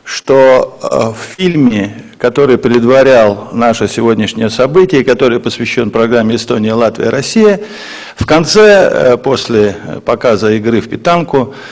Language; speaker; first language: Russian; native; Russian